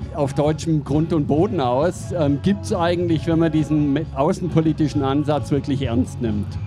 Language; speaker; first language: German; native; German